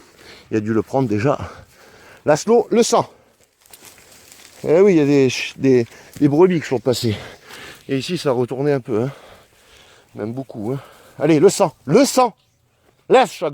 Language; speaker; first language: French; native; French